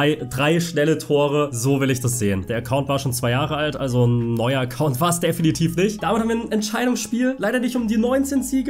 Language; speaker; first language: German; native; German